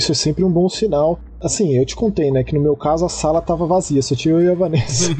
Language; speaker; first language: Portuguese; native; Portuguese